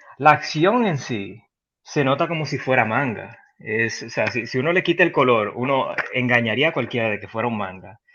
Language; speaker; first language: Spanish; native; Spanish